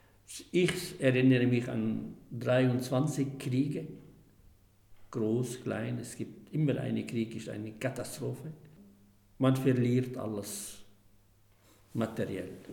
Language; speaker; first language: German; non-native, fluent; Arabic